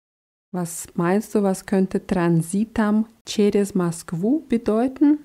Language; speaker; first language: German; non-native, fluent; Russian